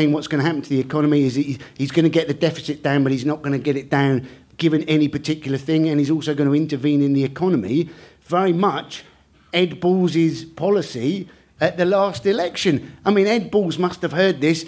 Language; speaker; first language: English; native; English